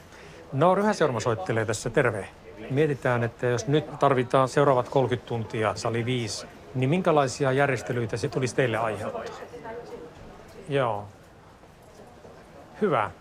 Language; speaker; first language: Finnish; native; Finnish